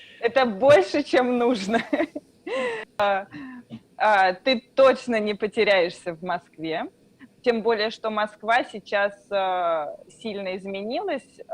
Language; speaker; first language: Russian; native; Russian